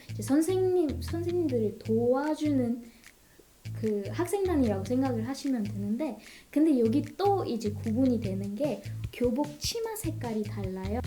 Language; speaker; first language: Korean; non-native, fluent; Malay